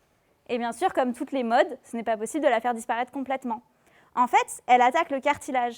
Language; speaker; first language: French; native; French